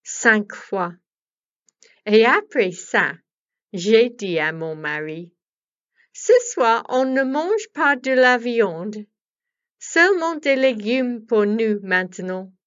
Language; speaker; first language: French; non-native, learner; English